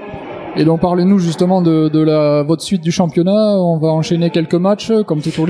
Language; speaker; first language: French; native; French